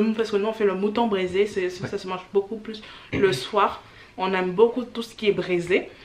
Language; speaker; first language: French; early bilingual, other home language; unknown